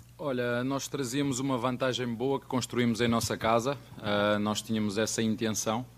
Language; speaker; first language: Portuguese; native; Portuguese